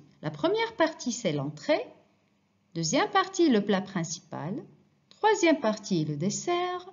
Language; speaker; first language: French; non-native, fluent; Arabic